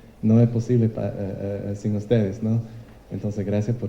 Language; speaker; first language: Spanish; non-native, learner; English